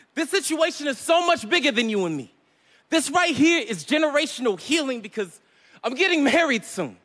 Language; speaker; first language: English; native; English